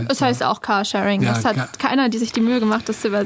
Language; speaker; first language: German; native; German